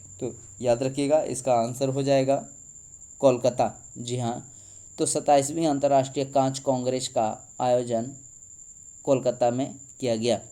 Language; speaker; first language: Hindi; native; Hindi